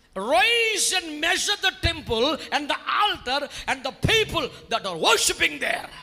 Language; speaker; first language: English; non-native, local second language; Telugu